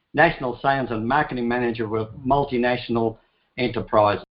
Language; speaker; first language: English; native; English